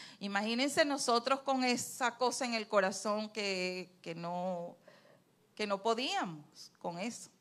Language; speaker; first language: Spanish; native; Spanish